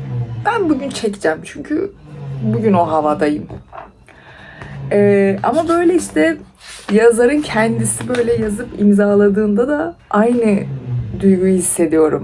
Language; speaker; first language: Turkish; early bilingual, other home language; Persian